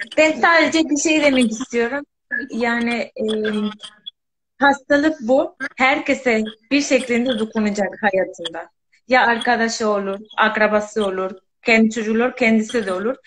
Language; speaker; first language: Turkish; non-native, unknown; Spanish